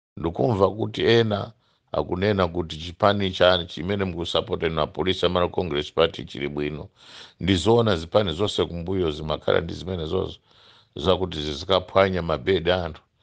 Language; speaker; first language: Nyanja; non-native, local second language; Tumbuka